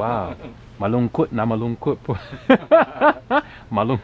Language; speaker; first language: Filipino; non-native, learner; English